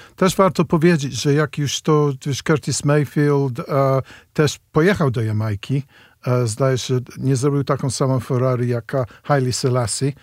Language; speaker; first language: Polish; non-native, fluent; English